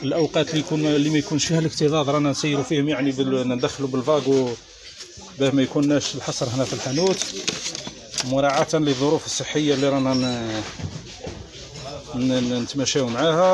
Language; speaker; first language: Arabic; native; Arabic